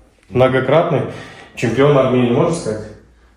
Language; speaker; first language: Russian; native; Russian